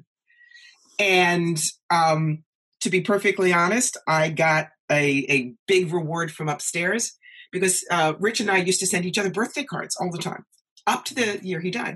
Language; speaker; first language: English; native; English